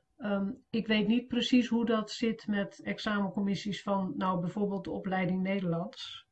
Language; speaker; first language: Dutch; native; Dutch